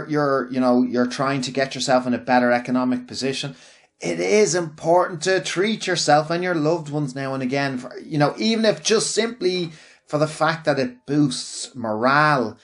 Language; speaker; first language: English; native; English